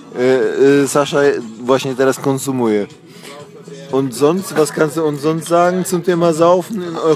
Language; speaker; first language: German; non-native, fluent; Polish